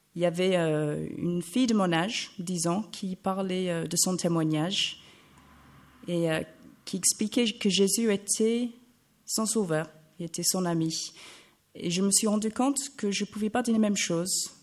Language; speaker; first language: French; non-native, fluent; English